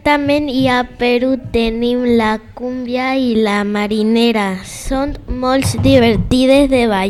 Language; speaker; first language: Catalan; non-native, learner; Spanish